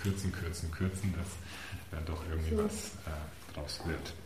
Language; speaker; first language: German; native; German